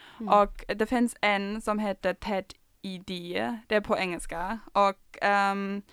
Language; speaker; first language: Swedish; non-native, fluent; German